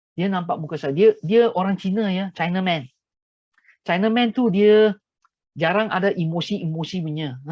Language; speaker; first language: Malay; non-native, local second language; Chinese